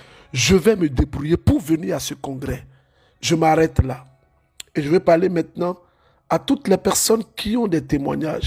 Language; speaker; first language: French; native; French